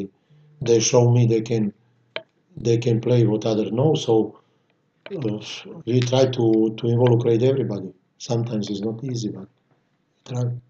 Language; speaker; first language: English; non-native, fluent; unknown